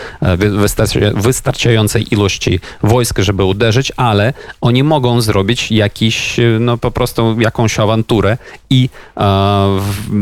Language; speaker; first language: Polish; non-native, fluent; Ukrainian